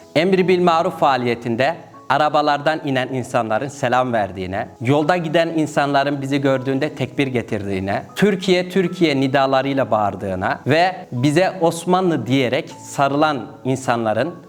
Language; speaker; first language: Turkish; native; Turkish